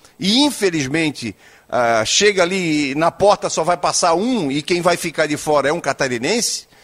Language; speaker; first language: Portuguese; native; Portuguese